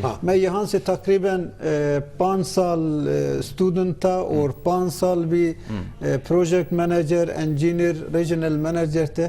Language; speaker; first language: Hindi; non-native, learner; Turkish